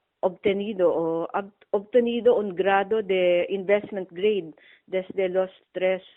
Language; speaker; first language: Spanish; non-native, fluent; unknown